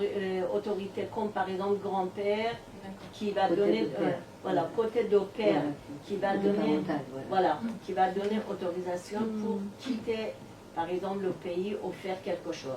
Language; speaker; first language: French; non-native, learner; Persian